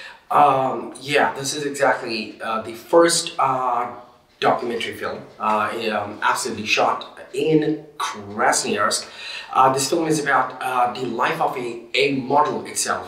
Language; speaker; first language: English; native; English